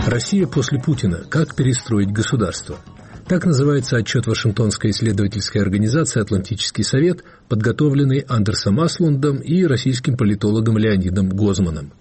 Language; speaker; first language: Russian; native; Russian